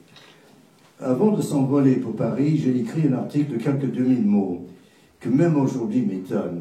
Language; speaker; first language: French; non-native, fluent; English